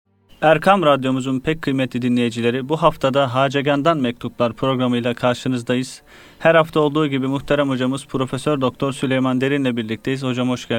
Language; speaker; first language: Turkish; native; Turkish